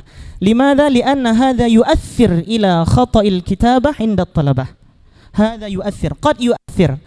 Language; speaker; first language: Arabic; non-native, fluent; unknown